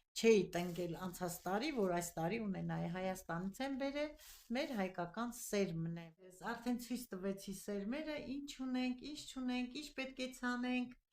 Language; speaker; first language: Armenian; native; Armenian